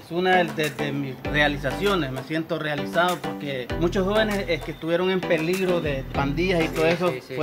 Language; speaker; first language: Spanish; native; Spanish